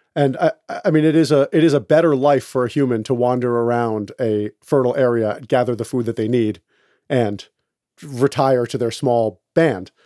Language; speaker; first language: English; native; English